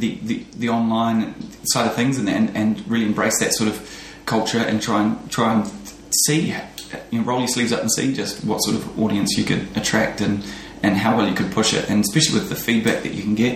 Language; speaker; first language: English; native; English